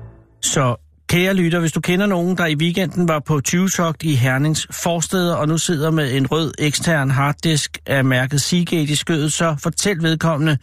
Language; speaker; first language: Danish; native; Danish